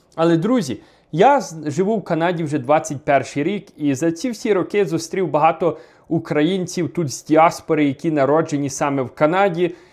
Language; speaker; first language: Ukrainian; native; Ukrainian